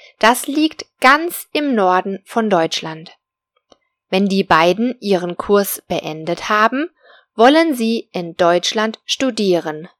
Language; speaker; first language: German; non-native, fluent; Spanish